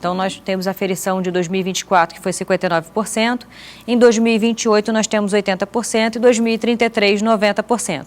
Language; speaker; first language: Portuguese; native; Portuguese